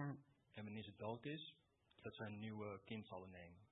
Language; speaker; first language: Dutch; early bilingual, other home language; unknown